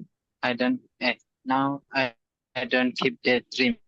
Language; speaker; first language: English; non-native, learner; Indonesian